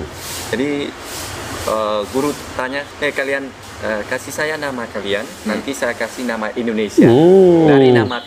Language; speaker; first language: Indonesian; non-native, fluent; Vietnamese